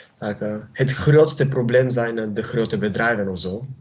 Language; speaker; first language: Dutch; non-native, learner; Bulgarian